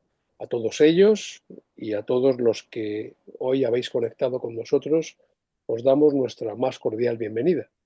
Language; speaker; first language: Spanish; native; Spanish